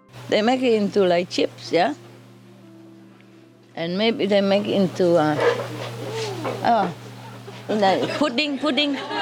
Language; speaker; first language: English; non-native, fluent; Vietnamese